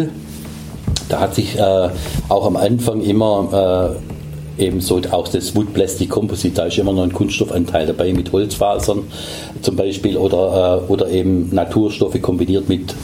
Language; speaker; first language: German; native; German